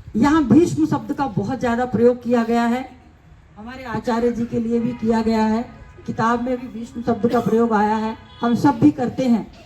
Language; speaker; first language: Hindi; native; Hindi